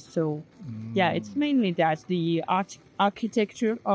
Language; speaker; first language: English; non-native, learner; French